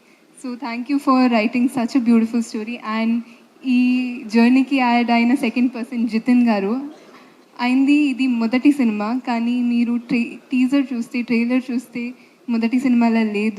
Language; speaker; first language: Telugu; non-native, fluent; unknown